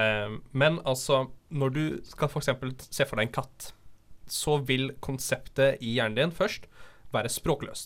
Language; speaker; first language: Norwegian; native; Norwegian